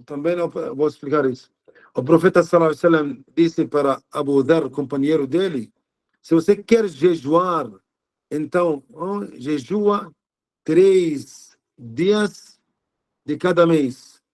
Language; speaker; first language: Portuguese; non-native, learner; Arabic